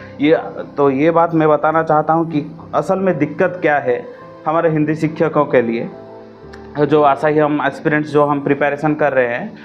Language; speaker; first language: Hindi; non-native, local second language; Odia